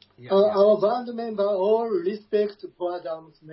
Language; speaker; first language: English; non-native, learner; Japanese